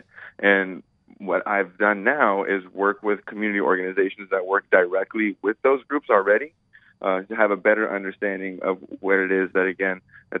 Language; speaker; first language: English; native; English